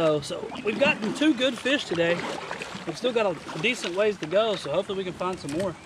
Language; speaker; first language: English; native; English